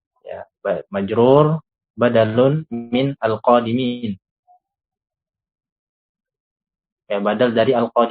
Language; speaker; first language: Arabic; non-native, fluent; Indonesian